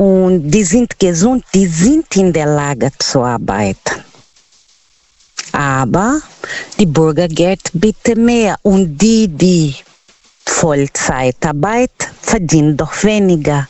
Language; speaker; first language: German; non-native, learner; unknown